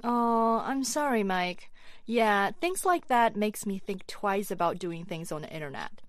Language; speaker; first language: English; non-native, fluent; Chinese